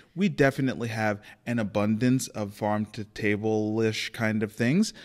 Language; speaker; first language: English; native; English